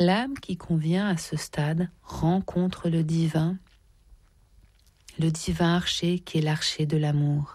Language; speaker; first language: French; native; French